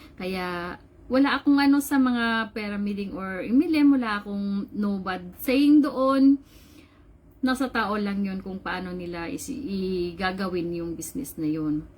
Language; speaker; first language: Filipino; non-native, local second language; Cebuano